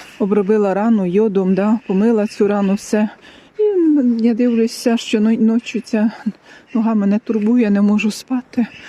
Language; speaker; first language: Ukrainian; native; Ukrainian